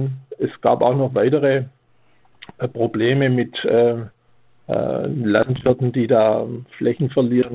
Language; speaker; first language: German; native; German